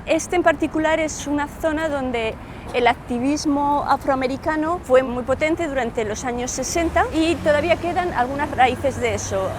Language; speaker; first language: Spanish; native; Spanish